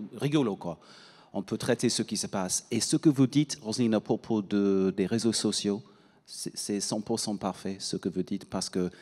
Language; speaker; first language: French; non-native, fluent; English